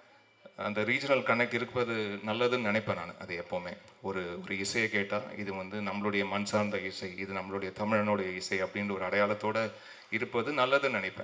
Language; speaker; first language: Tamil; native; Tamil